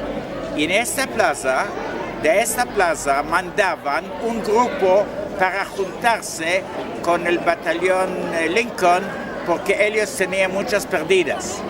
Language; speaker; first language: Spanish; non-native, learner; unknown